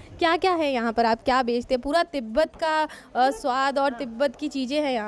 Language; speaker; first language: Hindi; native; Hindi